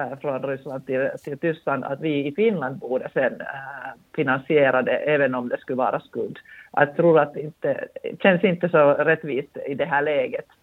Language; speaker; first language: Swedish; non-native, local second language; Finnish